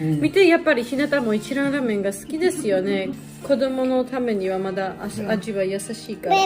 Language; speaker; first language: Japanese; non-native, fluent; Georgian